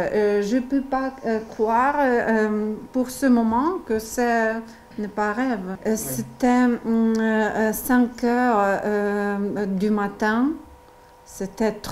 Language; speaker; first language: French; non-native, learner; Ukrainian